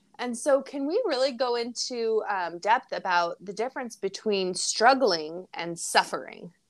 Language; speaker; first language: English; native; English